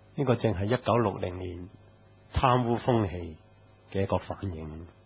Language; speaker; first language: Chinese; non-native, local second language; Cantonese